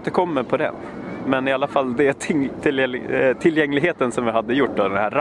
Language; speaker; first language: Swedish; native; Swedish